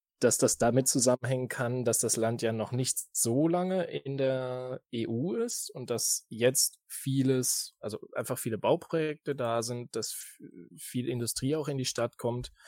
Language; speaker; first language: German; native; German